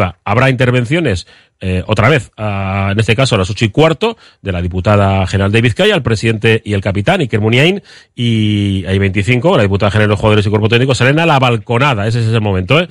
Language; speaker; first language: Spanish; native; Spanish